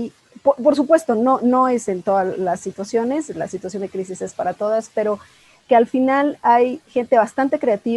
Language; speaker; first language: Spanish; native; Spanish